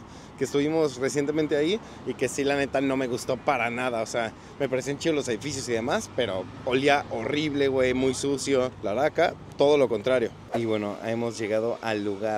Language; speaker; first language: Spanish; native; Spanish